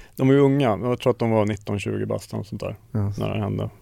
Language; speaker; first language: Swedish; native; Swedish